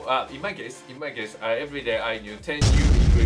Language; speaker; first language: English; non-native, learner; Japanese